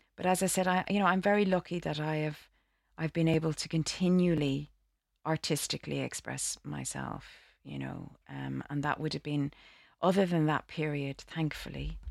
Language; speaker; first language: English; native; English